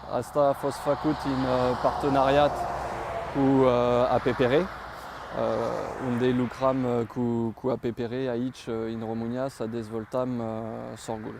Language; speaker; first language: Romanian; non-native, fluent; French